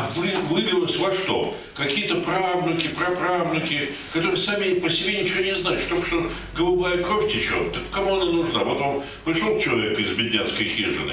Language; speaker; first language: Russian; native; Russian